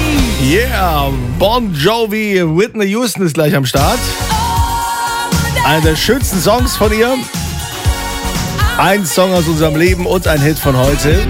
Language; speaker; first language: German; native; German